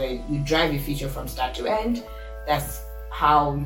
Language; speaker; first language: English; non-native, local second language; Yoruba